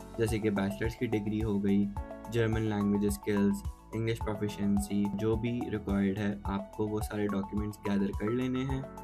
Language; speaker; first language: Urdu; native; Urdu